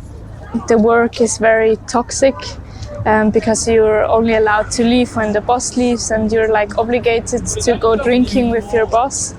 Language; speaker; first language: English; non-native, fluent; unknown